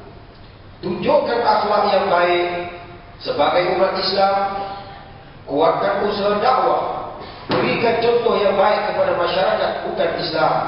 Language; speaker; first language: Malay; native; Malay